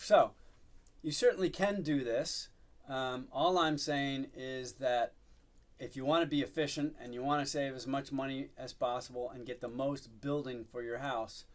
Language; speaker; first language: English; native; English